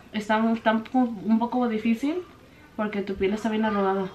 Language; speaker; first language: Spanish; early bilingual, heritage; Spanish